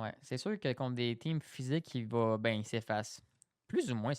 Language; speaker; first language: French; native; French